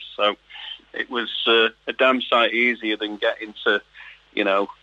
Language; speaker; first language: English; native; English